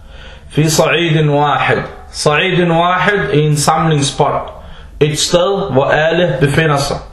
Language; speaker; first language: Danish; non-native, fluent; Arabic